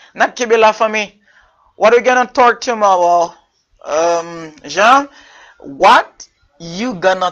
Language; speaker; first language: English; non-native, fluent; Haitian Creole